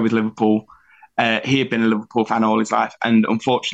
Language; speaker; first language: English; native; English